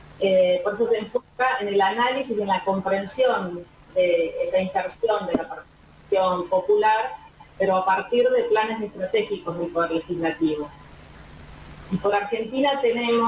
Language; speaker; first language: Spanish; native; Spanish